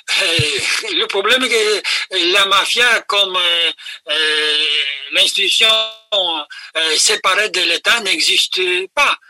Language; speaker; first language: French; non-native, fluent; Polish